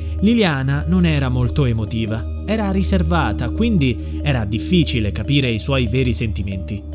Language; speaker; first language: Italian; native; Italian